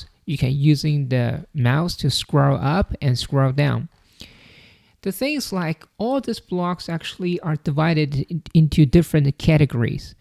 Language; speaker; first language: English; non-native, fluent; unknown